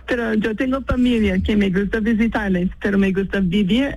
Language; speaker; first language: Spanish; non-native, fluent; English